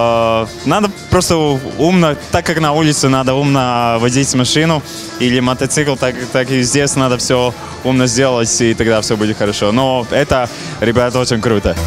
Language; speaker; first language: Russian; non-native, fluent; Latvian